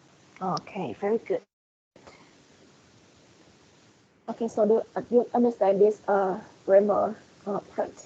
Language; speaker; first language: English; non-native, fluent; Vietnamese